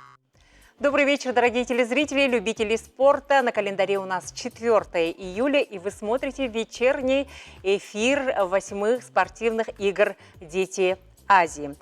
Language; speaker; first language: Russian; native; Russian